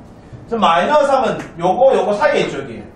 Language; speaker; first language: Korean; native; Korean